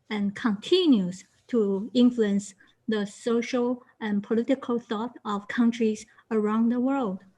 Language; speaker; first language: English; non-native, fluent; Chinese